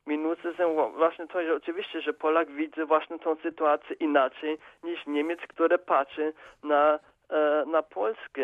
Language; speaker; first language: Polish; non-native, fluent; German